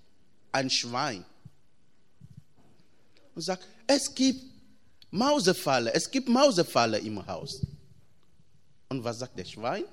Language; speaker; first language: German; non-native, fluent; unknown